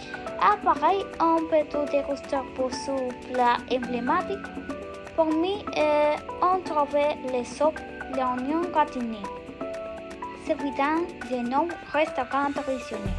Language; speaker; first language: French; non-native, learner; Spanish